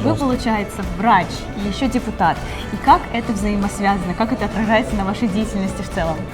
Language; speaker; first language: Russian; native; Russian